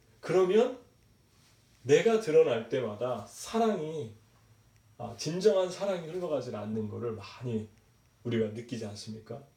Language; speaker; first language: Korean; native; Korean